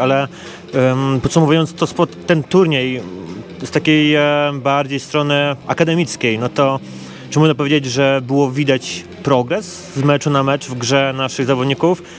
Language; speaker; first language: Polish; native; Polish